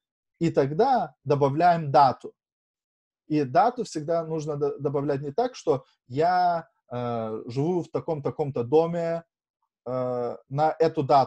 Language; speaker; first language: Russian; non-native, fluent; Lithuanian